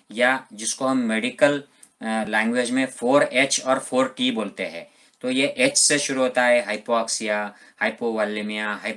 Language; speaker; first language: Hindi; non-native, local second language; Marathi